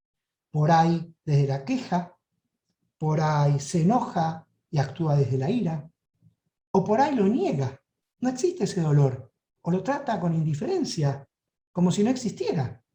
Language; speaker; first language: Spanish; native; Spanish